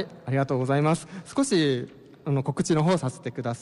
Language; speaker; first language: Japanese; native; Japanese